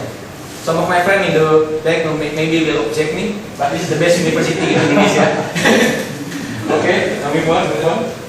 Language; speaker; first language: English; non-native, local second language; Indonesian